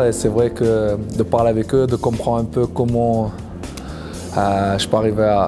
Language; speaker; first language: French; non-native, fluent; English